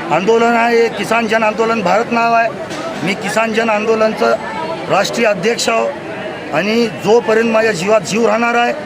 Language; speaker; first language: Marathi; native; Marathi